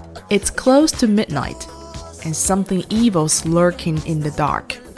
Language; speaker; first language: English; non-native, fluent; Chinese